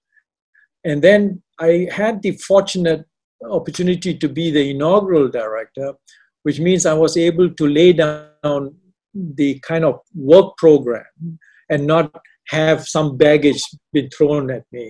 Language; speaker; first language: English; non-native, local second language; Tamil